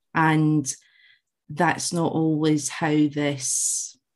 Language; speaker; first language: English; native; English